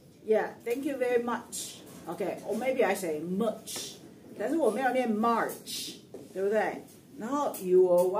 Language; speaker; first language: English; non-native, fluent; Chinese